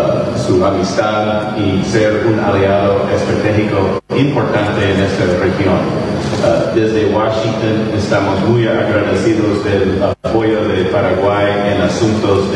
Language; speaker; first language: Spanish; non-native, fluent; English